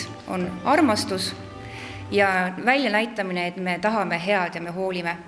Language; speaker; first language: Estonian; non-native, local second language; Russian